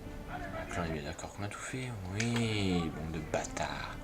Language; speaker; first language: French; native; French